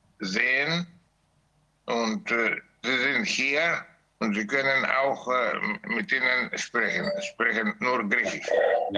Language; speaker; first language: German; non-native, learner; Greek